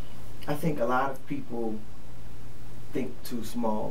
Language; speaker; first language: English; native; English